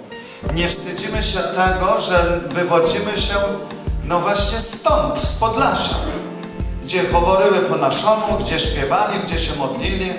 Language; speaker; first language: Polish; native; Polish